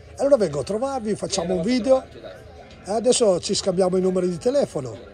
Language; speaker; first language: Italian; native; Italian